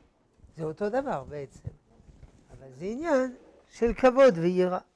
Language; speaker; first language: Hebrew; non-native, fluent; French